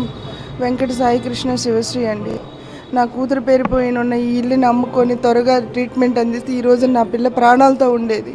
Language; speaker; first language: Telugu; native; Telugu